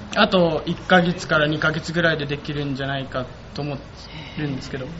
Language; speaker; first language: Japanese; native; Japanese